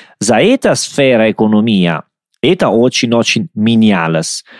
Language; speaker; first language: Russian; non-native, learner; Italian